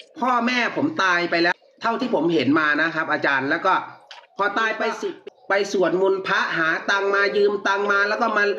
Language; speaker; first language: Thai; native; Thai